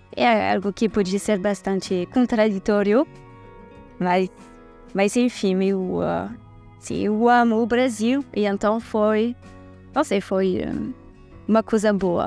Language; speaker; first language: Portuguese; non-native, fluent; French